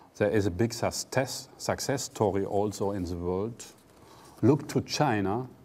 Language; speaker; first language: English; non-native, fluent; German